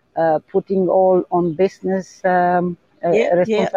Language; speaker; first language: English; non-native, learner; Romanian